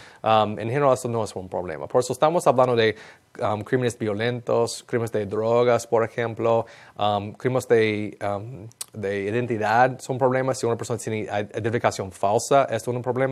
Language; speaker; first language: Spanish; non-native, fluent; English